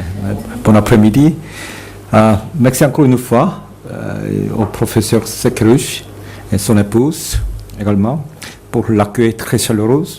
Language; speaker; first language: French; non-native, fluent; Korean